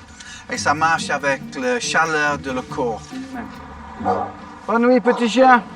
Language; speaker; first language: French; non-native, fluent; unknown